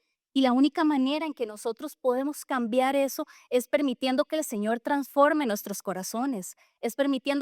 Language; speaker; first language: Spanish; native; Spanish